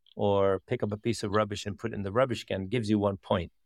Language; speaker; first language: English; early bilingual, other home language; Dutch